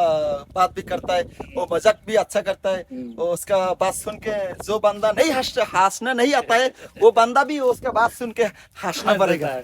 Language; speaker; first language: Hindi; non-native, learner; Bangla